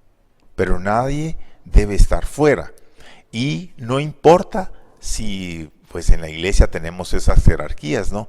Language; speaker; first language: Spanish; native; Spanish